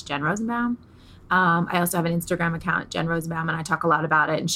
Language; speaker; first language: English; native; English